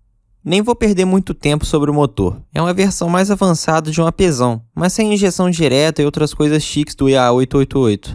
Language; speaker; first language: Portuguese; native; Portuguese